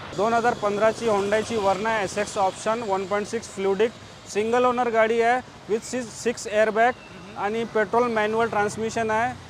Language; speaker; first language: Marathi; non-native, local second language; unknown